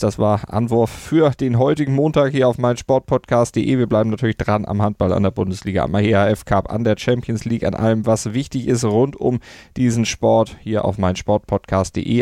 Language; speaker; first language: German; native; German